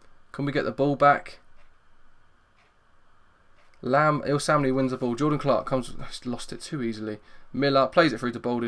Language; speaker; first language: English; native; English